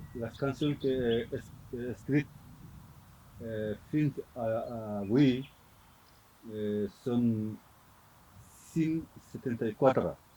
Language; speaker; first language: Catalan; non-native, learner; Fula